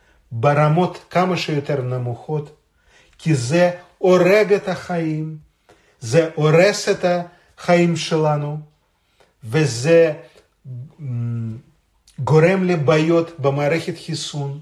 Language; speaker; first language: Hebrew; non-native, fluent; Russian